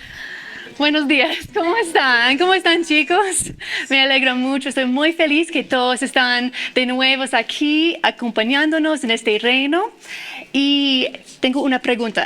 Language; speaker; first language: Spanish; non-native, fluent; English